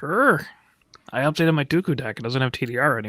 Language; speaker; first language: English; native; English